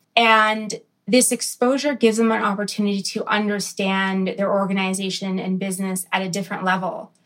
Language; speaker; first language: English; early bilingual, other home language; Arabic